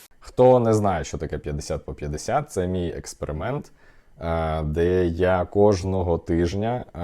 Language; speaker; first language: Ukrainian; non-native, local second language; Russian